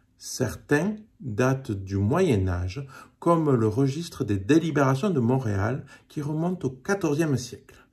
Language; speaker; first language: French; native; French